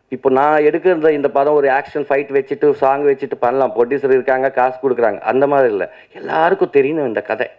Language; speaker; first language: Tamil; non-native, local second language; Telugu